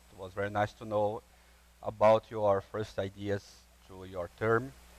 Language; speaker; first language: English; non-native, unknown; Portuguese